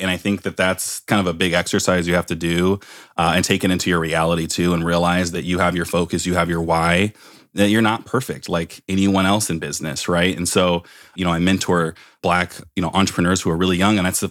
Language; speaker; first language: English; native; English